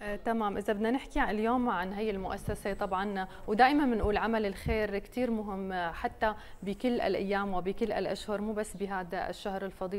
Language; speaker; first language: Arabic; native; Arabic